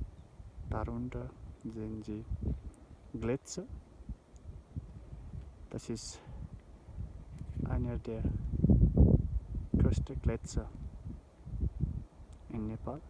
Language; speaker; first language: German; non-native, fluent; Nepali